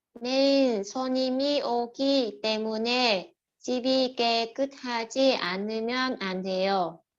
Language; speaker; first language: Korean; non-native, learner; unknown